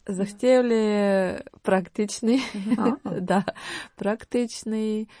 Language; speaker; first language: Croatian; non-native, learner; Ukrainian